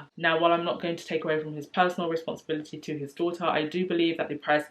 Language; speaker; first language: English; native; English